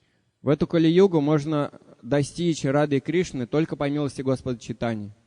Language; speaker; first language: Russian; native; Russian